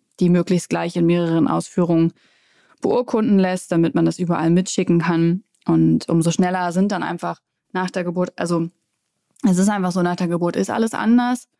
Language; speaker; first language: German; native; German